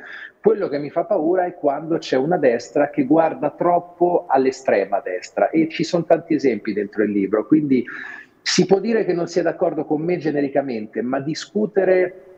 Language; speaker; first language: Italian; native; Italian